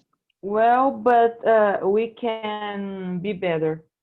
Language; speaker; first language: English; non-native, learner; Portuguese